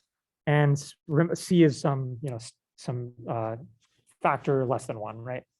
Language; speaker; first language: English; native; English